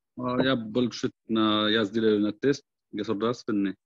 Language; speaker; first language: Russian; non-native, learner; Arabic